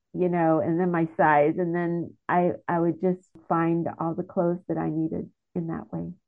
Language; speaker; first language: English; native; English